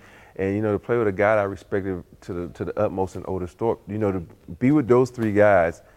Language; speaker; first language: English; native; English